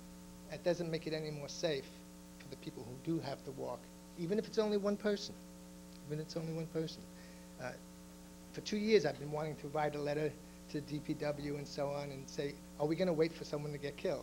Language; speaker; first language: English; native; English